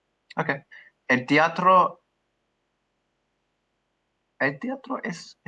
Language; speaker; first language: Spanish; non-native, learner; English